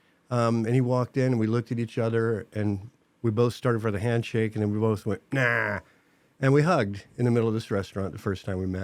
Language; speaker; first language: English; native; English